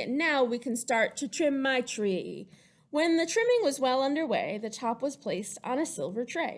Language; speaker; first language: English; native; English